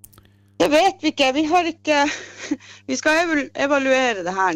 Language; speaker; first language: Norwegian; native; Norwegian